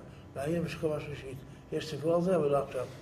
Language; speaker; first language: Hebrew; early bilingual, other home language; Yiddish